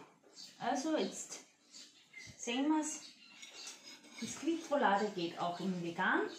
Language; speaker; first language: German; native; German